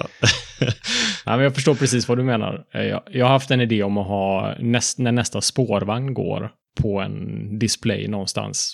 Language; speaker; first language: Swedish; native; Swedish